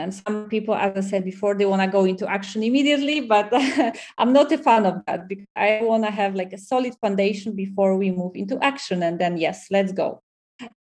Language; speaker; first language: English; non-native, fluent; Polish